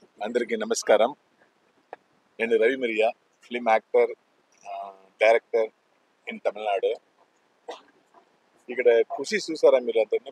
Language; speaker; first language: Telugu; non-native, learner; Tamil